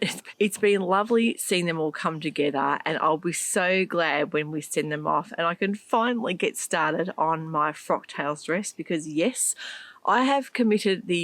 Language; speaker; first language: English; native; English